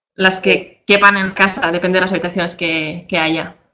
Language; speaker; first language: Spanish; native; Spanish